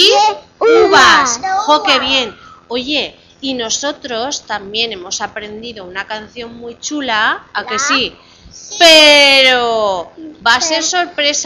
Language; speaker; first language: Spanish; native; Spanish